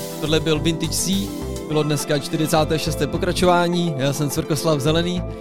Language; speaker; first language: Czech; native; Czech